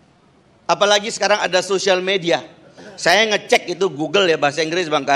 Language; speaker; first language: Indonesian; native; Indonesian